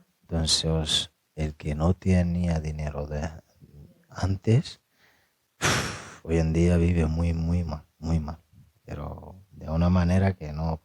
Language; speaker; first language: Spanish; non-native, fluent; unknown